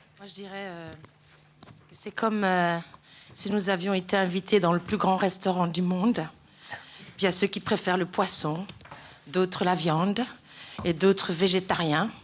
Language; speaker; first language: French; non-native, local second language; Rundi